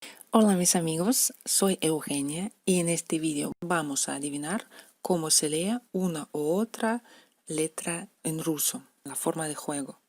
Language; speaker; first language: Spanish; non-native, fluent; Russian